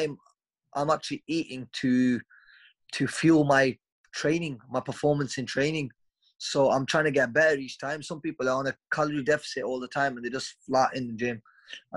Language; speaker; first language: English; native; English